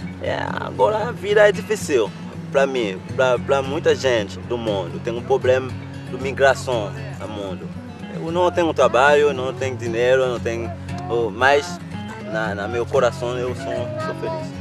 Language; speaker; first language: Portuguese; non-native, learner; Haitian Creole